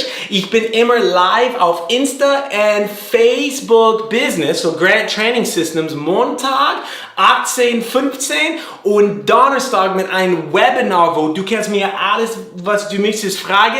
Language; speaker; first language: German; non-native, learner; English